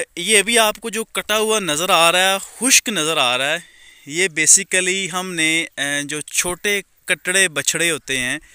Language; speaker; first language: Urdu; non-native, local second language; Punjabi